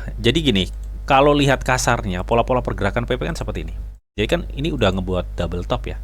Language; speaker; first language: Indonesian; native; Indonesian